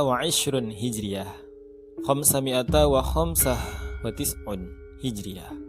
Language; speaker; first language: Arabic; non-native, learner; Indonesian